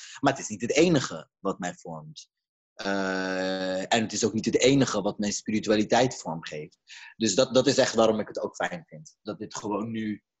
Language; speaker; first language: Dutch; early bilingual, other home language; Caribbean Hindustani